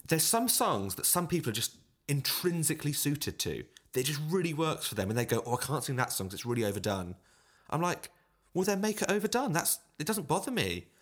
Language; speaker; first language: English; native; English